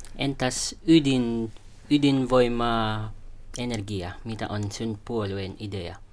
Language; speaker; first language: Finnish; non-native, learner; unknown